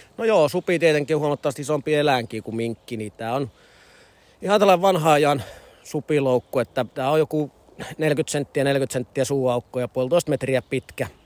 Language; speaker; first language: Finnish; native; Finnish